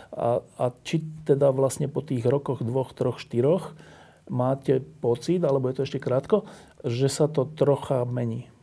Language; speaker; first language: Slovak; native; Slovak